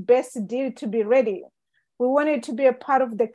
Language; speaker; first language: English; non-native, local second language; Kinyarwanda